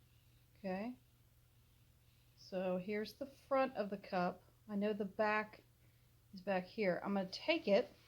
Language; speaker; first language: English; native; English